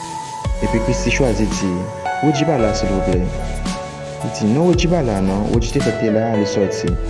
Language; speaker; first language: French; non-native, learner; Haitian Creole